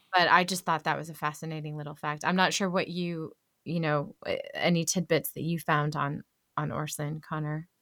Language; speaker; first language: English; native; English